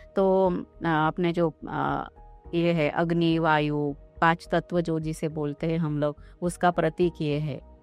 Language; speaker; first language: Hindi; non-native, local second language; Marathi